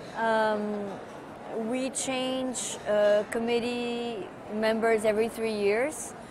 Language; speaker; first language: English; non-native, fluent; Portuguese